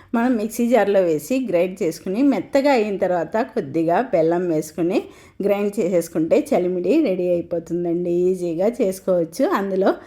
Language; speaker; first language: Telugu; non-native, local second language; Tamil